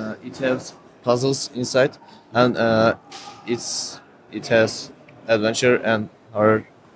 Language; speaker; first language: English; non-native, learner; Turkish